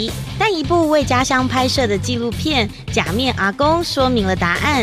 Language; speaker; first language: Chinese; native; Chinese